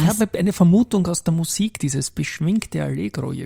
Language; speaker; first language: German; native; German